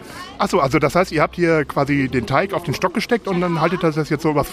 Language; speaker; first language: German; native; German